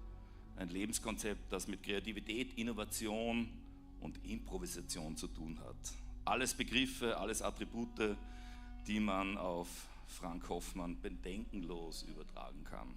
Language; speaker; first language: German; native; German